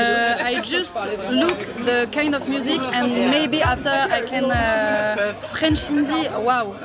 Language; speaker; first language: English; non-native, learner; French